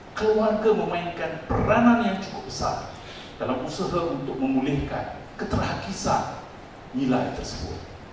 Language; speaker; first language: Malay; non-native, local second language; Tamil